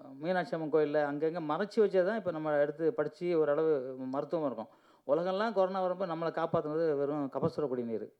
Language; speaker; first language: Tamil; native; Tamil